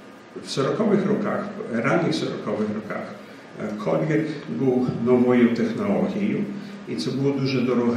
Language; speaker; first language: Ukrainian; early bilingual, heritage; Ukrainian